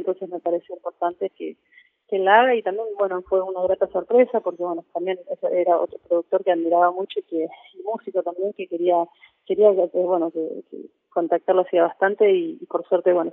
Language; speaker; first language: Spanish; native; Spanish